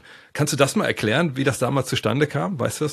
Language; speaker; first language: German; native; German